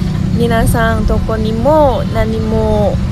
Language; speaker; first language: Japanese; non-native, learner; Indonesian